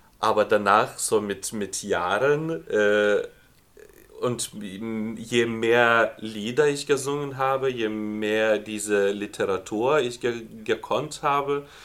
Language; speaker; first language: German; non-native, fluent; Lithuanian